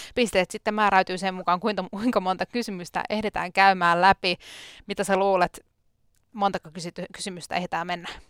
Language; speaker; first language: Finnish; native; Finnish